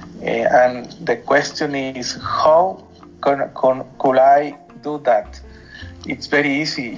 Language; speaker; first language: English; non-native, learner; Spanish